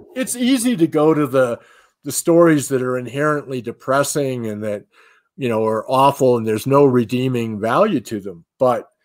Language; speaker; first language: English; native; English